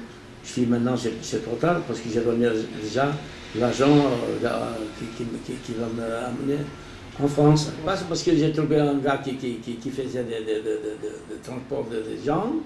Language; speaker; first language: French; non-native, learner; Portuguese